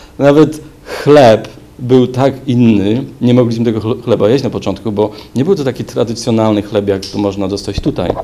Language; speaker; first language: Polish; native; Polish